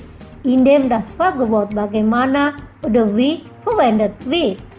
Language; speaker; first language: German; non-native, fluent; Indonesian